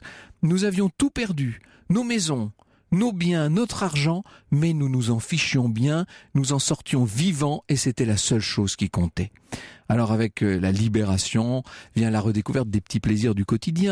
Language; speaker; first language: French; native; French